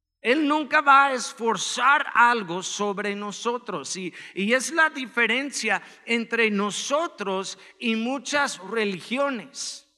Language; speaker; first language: Spanish; non-native, fluent; English